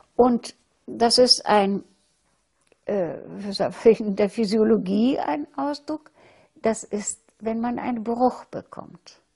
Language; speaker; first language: German; non-native, fluent; Russian